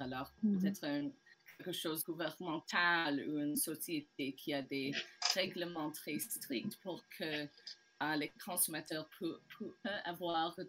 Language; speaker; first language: French; non-native, local second language; English